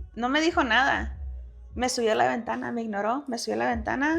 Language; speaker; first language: Spanish; early bilingual, heritage; Spanish